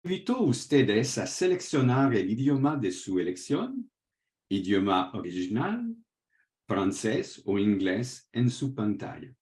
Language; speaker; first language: Spanish; non-native, fluent; French